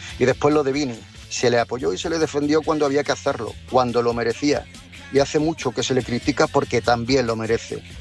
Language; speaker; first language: Spanish; native; Spanish